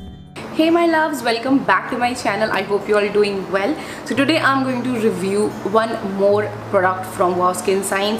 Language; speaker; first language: English; non-native, local second language; Hindi